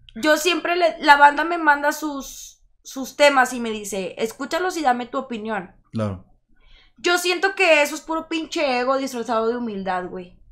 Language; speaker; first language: Spanish; native; Spanish